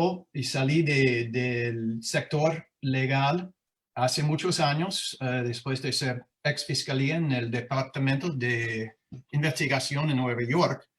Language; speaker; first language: Spanish; non-native, fluent; English